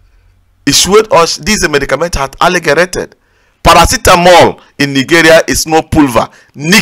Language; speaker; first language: German; non-native, learner; Igbo